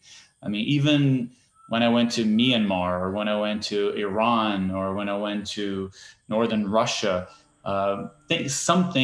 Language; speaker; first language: English; non-native, fluent; Portuguese